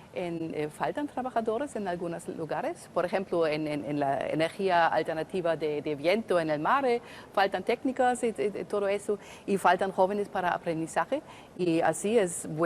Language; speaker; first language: Spanish; non-native, fluent; German